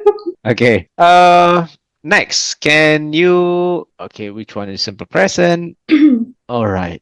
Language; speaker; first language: English; non-native, fluent; Indonesian